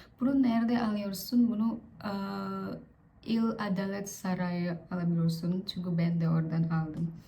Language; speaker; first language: Turkish; non-native, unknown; Vietnamese